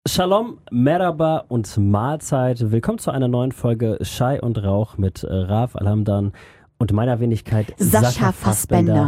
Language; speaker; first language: German; native; German